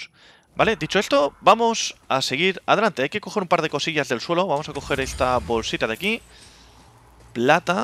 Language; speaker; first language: Spanish; native; Spanish